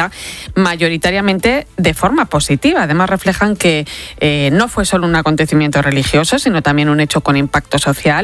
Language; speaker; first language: Spanish; native; Spanish